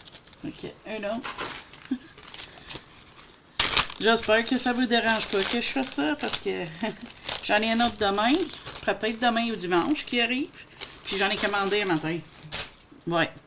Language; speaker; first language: French; native; French